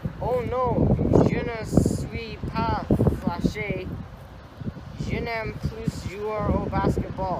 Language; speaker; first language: French; non-native, learner; English